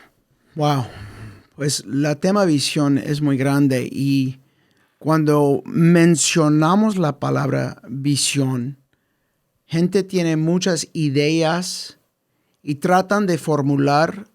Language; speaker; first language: Spanish; early bilingual, heritage; English